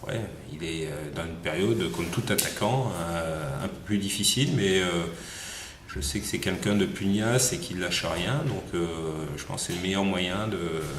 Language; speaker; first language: French; native; French